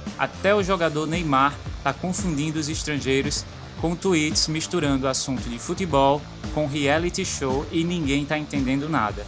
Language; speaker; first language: Portuguese; native; Portuguese